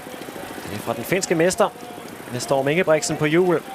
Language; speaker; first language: Danish; native; Danish